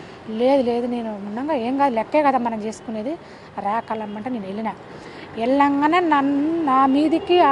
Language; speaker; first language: Telugu; native; Telugu